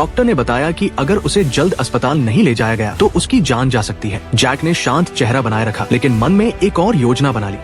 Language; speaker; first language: Hindi; native; Hindi